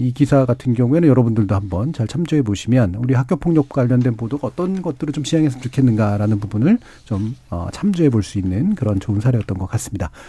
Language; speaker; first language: Korean; native; Korean